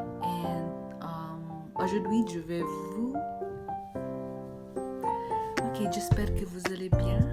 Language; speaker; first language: French; non-native, learner; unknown